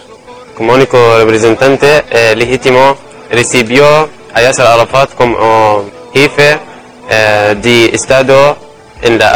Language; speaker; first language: Spanish; non-native, learner; Arabic